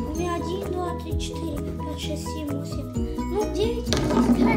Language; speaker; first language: Russian; early bilingual, heritage; Russian